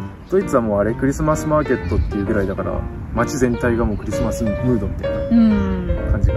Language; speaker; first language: Japanese; native; Japanese